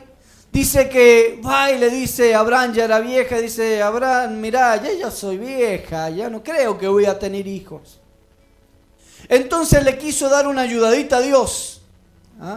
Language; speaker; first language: Spanish; native; Spanish